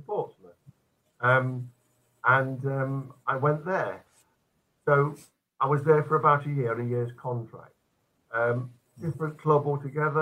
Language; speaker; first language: English; native; English